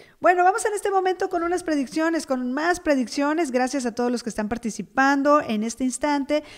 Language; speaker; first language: Spanish; native; Spanish